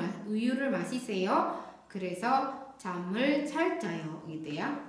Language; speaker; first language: Korean; non-native, fluent; Indonesian